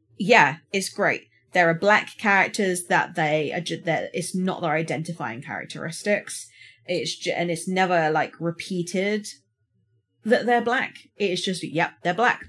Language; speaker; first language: English; native; English